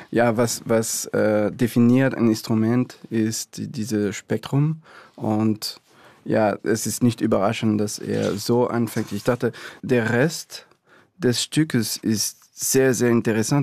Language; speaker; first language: German; non-native, learner; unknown